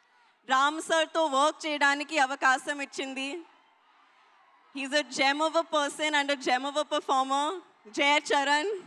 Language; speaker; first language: Telugu; non-native, learner; Hindi